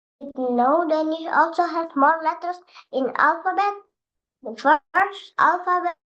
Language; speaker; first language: English; non-native, learner; Indonesian